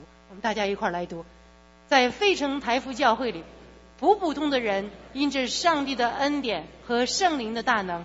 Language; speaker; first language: Chinese; native; Chinese